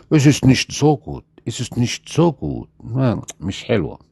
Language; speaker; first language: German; non-native, fluent; Arabic